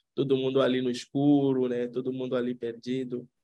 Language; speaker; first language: Portuguese; non-native, fluent; French